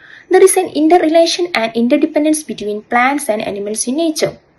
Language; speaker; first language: English; non-native, local second language; Malayalam